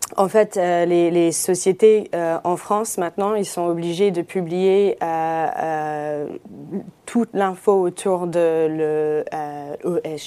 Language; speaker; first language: French; non-native, fluent; English